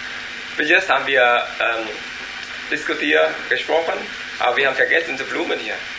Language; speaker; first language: German; non-native, learner; Vietnamese